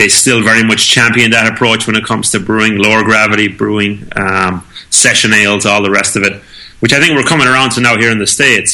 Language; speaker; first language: English; native; English